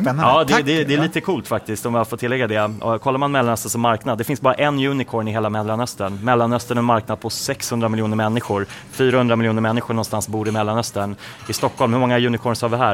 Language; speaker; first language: Swedish; native; Swedish